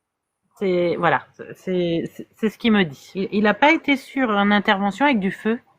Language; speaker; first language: French; native; French